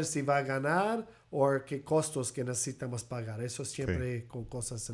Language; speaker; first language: Spanish; early bilingual, heritage; English